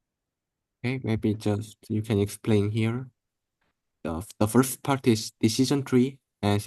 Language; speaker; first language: English; non-native, learner; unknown